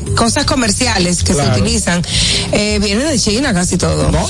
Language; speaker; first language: Spanish; native; Spanish